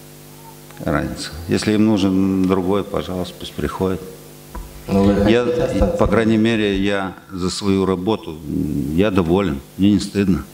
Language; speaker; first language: Russian; native; Russian